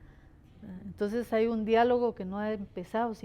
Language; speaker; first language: Spanish; native; Spanish